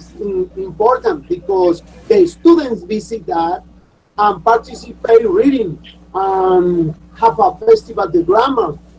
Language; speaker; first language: English; non-native, learner; Spanish